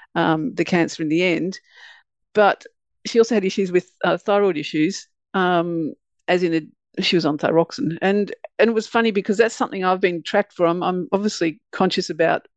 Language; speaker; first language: English; native; English